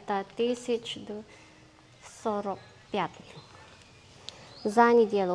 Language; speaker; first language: Russian; non-native, learner; Filipino